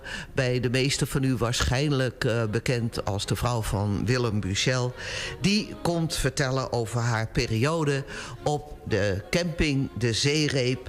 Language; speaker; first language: Dutch; native; Dutch